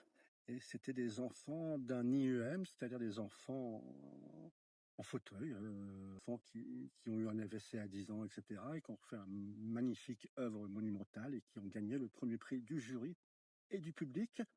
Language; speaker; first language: French; native; French